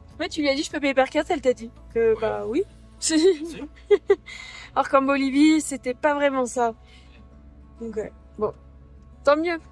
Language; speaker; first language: French; native; French